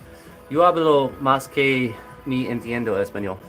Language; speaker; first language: Spanish; non-native, learner; English